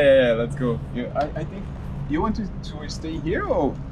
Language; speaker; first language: English; non-native, learner; Portuguese